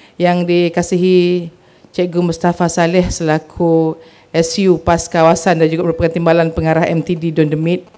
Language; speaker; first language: Malay; native; Malay